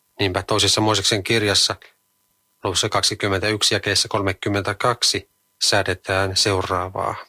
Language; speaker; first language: Finnish; native; Finnish